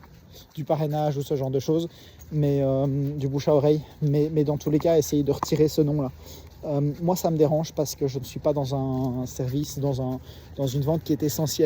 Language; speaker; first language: French; native; French